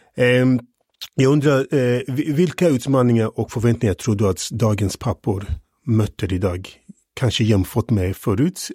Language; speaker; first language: Swedish; non-native, fluent; English